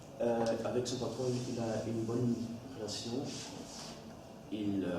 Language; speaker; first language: French; non-native, learner; Dutch